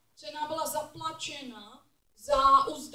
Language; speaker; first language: Czech; non-native, learner; English